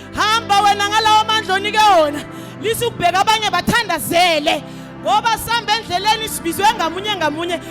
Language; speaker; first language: Zulu; non-native, local second language; South Ndebele